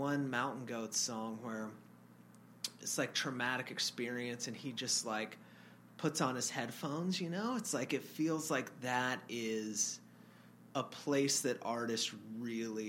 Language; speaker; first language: English; native; English